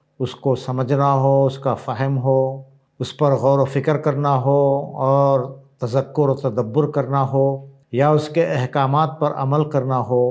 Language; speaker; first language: Hindi; non-native, local second language; Urdu